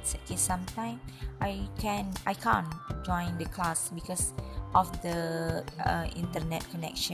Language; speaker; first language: English; non-native, learner; Malay